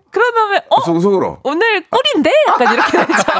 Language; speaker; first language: Korean; native; Korean